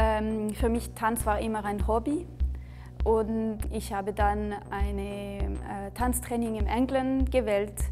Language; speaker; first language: German; non-native, local second language; French